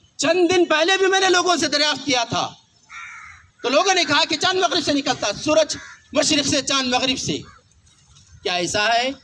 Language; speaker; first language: Urdu; native; Urdu